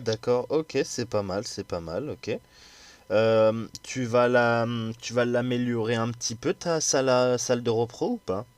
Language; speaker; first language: French; native; French